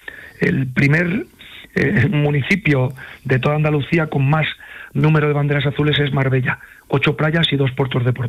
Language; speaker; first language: Spanish; native; Spanish